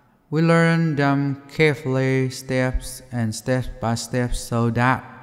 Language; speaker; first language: English; non-native, fluent; Vietnamese